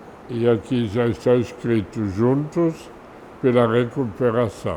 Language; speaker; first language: Portuguese; non-native, fluent; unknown